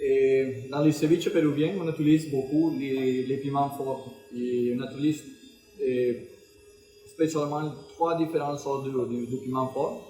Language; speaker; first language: French; non-native, fluent; Spanish